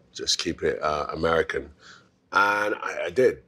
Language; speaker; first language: English; native; English